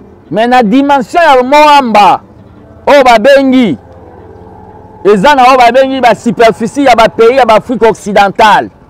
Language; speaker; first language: French; non-native, local second language; Lingala